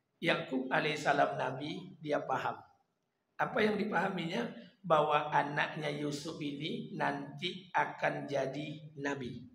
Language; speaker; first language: Malay; non-native, local second language; Minangkabau